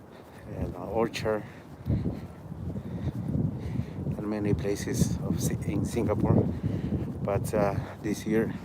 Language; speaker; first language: English; non-native, learner; Spanish